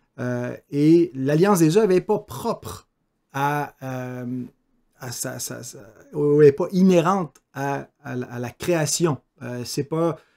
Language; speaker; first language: French; native; French